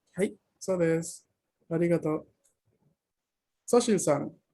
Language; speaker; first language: Japanese; non-native, fluent; Spanish